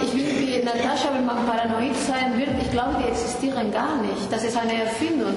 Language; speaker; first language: German; non-native, fluent; Spanish